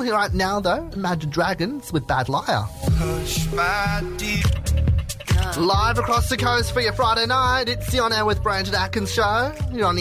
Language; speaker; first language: English; native; English